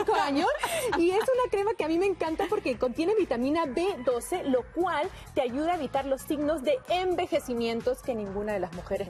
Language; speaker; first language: Spanish; native; Spanish